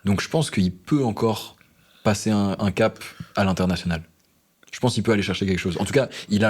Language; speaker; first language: French; native; French